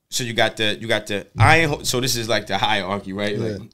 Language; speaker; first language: English; native; English